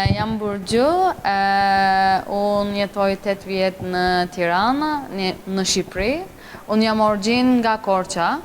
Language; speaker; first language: Albanian; early bilingual, heritage; Turkish